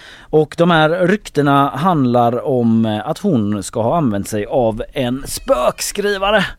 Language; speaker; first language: Swedish; native; Swedish